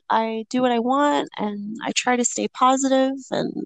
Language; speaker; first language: English; native; English